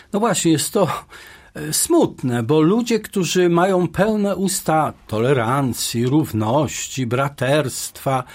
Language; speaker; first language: Polish; native; Polish